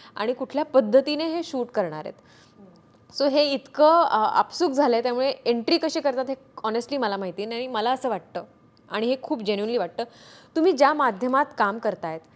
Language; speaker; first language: Marathi; native; Marathi